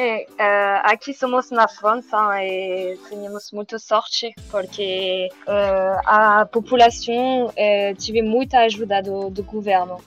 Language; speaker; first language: Portuguese; non-native, learner; French